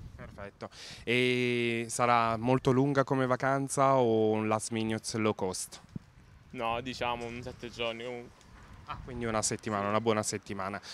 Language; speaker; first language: Italian; native; Italian